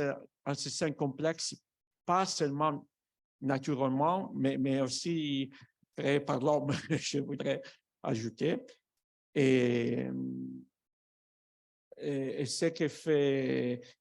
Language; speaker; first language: French; non-native, fluent; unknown